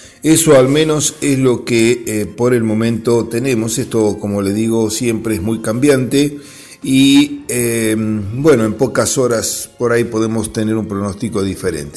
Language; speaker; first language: Spanish; native; Spanish